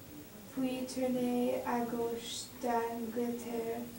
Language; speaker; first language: French; non-native, learner; English